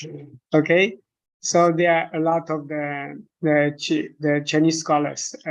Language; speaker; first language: English; non-native, fluent; Chinese